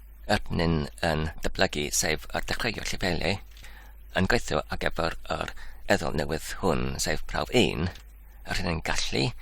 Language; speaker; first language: Welsh; non-native, learner; Polish